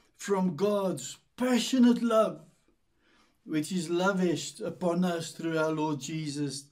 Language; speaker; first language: English; non-native, local second language; Afrikaans